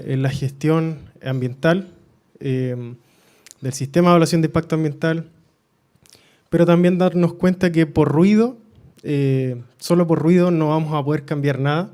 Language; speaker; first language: Spanish; native; Spanish